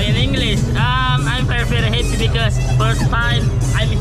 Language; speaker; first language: English; non-native, learner; Indonesian